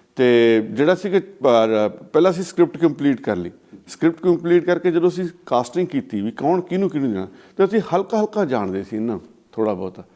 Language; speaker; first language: Punjabi; native; Punjabi